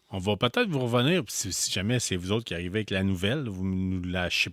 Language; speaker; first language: French; native; French